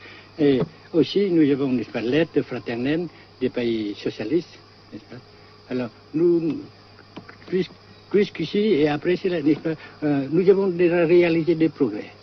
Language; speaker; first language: French; non-native, fluent; Vietnamese